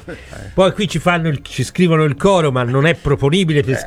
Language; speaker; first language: Italian; native; Italian